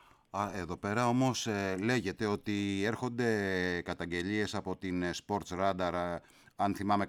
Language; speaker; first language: Greek; native; Greek